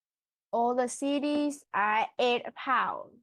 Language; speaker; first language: English; non-native, learner; Vietnamese